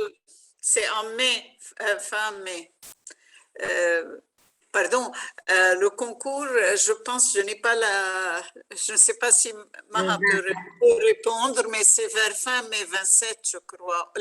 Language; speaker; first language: French; non-native, local second language; Arabic